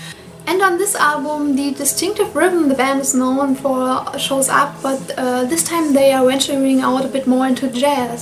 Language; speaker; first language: English; non-native, fluent; German